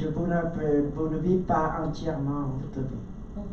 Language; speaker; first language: French; non-native, learner; Vietnamese